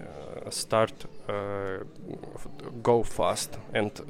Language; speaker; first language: English; non-native, learner; Russian